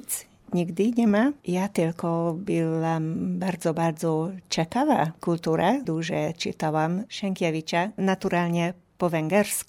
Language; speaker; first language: Polish; non-native, learner; Hungarian